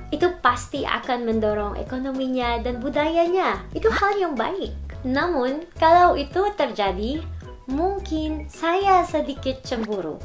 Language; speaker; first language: Indonesian; non-native, learner; Filipino